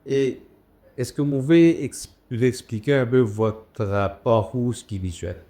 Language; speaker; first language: French; non-native, local second language; Morisyen